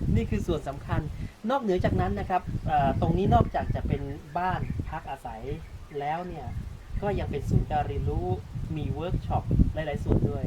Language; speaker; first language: Thai; native; Thai